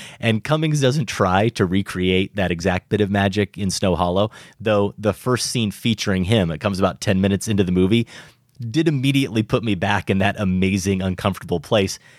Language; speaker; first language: English; native; English